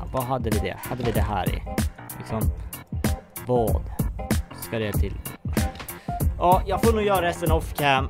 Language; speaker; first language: Swedish; native; Swedish